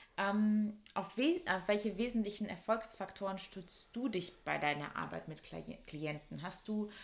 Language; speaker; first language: German; non-native, fluent; Hungarian